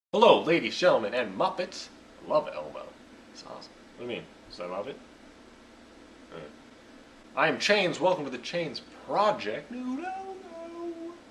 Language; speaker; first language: English; native; English